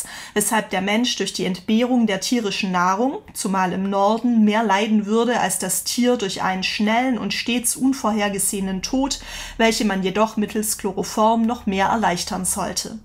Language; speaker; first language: German; native; German